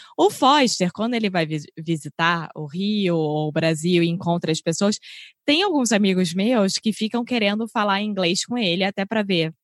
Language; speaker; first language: Portuguese; native; Portuguese